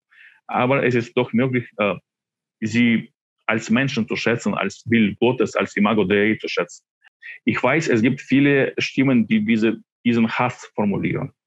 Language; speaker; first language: German; non-native, fluent; Ukrainian